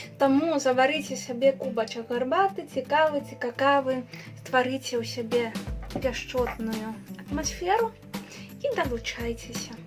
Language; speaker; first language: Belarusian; non-native, fluent; Spanish